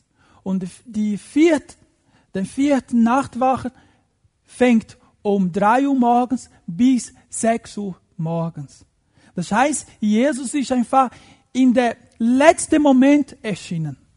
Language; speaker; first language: German; non-native, fluent; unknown